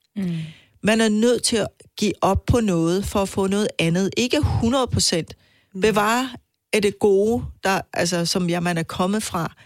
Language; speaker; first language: Danish; non-native, fluent; Persian